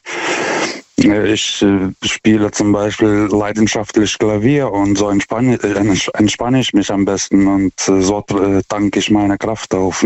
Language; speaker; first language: German; non-native, fluent; Lithuanian